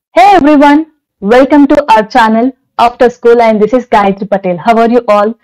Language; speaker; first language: English; non-native, local second language; Telugu